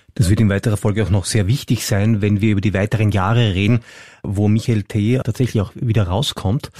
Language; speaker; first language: German; native; German